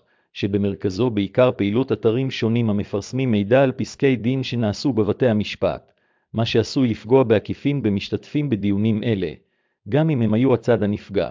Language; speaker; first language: Hebrew; native; Hebrew